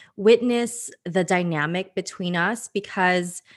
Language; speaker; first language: English; early bilingual, other home language; Filipino